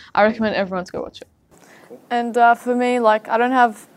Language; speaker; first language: English; early bilingual, other home language; Arabic